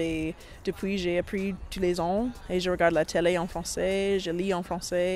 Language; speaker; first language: French; non-native, fluent; English